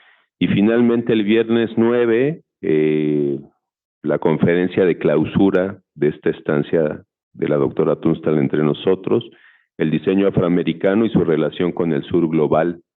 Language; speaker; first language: Spanish; native; Spanish